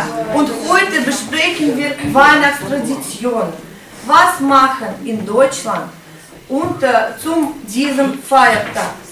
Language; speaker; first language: German; non-native, fluent; Russian